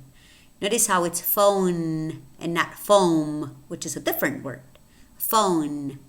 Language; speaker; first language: English; non-native, fluent; Spanish